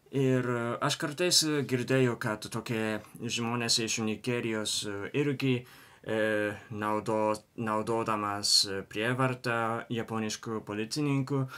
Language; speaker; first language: Lithuanian; non-native, learner; Japanese